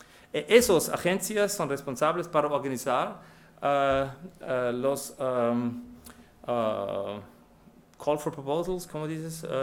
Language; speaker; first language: Spanish; non-native, fluent; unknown